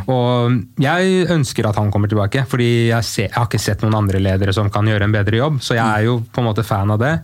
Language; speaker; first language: Norwegian; native; Norwegian